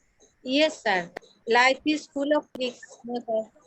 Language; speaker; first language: English; non-native, learner; Assamese